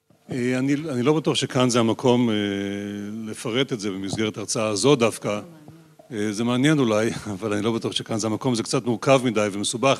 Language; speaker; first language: Hebrew; native; Hebrew